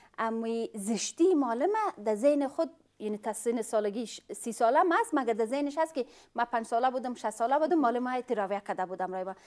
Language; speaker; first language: Persian; non-native, fluent; Pashto